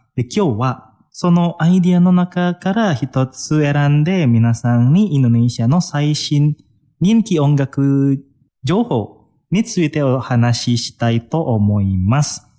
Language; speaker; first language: Japanese; non-native, fluent; Indonesian